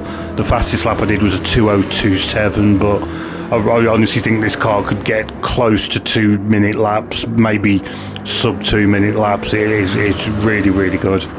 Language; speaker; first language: English; native; English